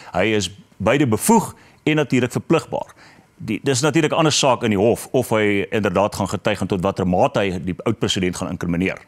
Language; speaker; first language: Afrikaans; native; Afrikaans